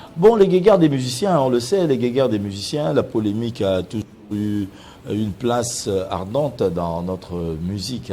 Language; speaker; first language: French; non-native, local second language; Lingala